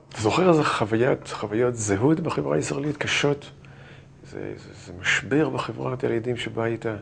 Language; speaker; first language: Hebrew; native; Hebrew